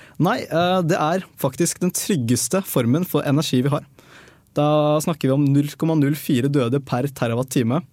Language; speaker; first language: Norwegian; native; Norwegian